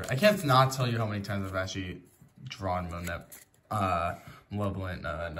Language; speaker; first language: English; native; English